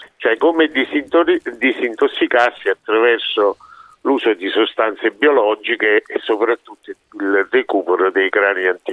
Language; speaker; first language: Italian; native; Italian